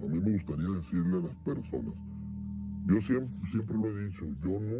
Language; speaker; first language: Spanish; native; Spanish